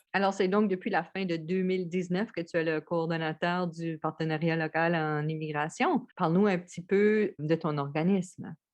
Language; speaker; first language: French; native; French